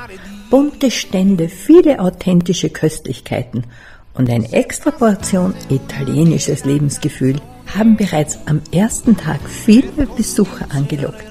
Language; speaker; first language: German; native; German